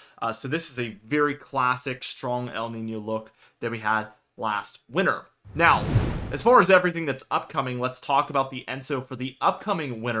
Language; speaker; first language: English; native; English